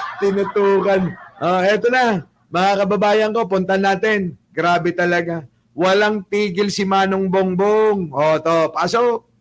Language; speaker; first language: Filipino; non-native, local second language; Pangasinan